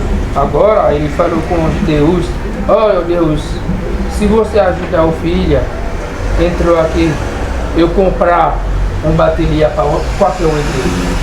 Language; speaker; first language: Portuguese; non-native, learner; Haitian Creole